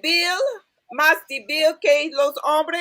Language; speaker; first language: Spanish; non-native, learner; English